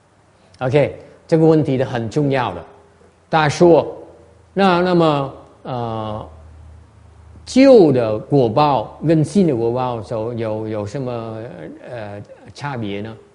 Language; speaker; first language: Chinese; non-native, learner; Vietnamese